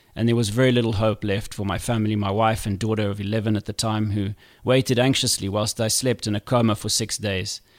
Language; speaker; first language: English; native; English